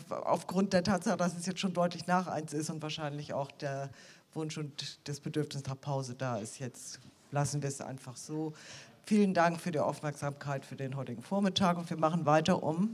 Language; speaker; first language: German; native; German